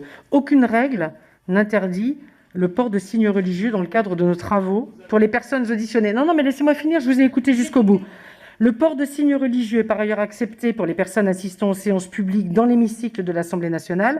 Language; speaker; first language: French; native; French